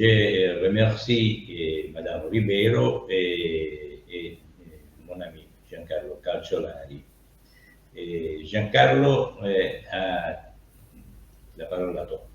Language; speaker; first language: French; non-native, learner; Italian